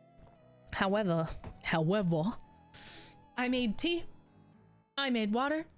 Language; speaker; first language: English; native; English